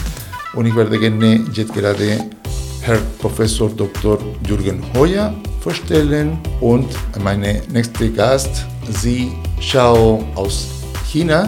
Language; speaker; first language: German; non-native, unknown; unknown